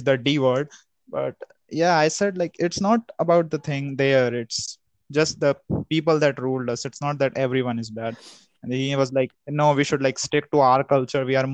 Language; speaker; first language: English; non-native, local second language; Hindi